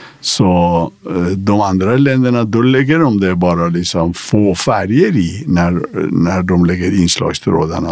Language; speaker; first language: Swedish; non-native, fluent; Persian